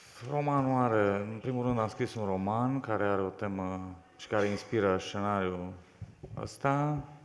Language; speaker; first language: Romanian; native; Romanian